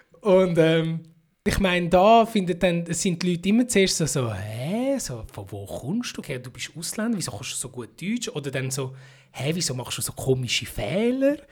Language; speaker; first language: German; early bilingual, other home language; Filipino